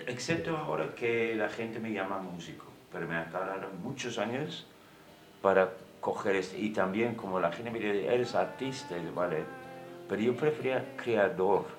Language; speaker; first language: Spanish; non-native, fluent; English